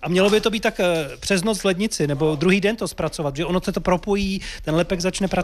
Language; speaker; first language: Czech; native; Czech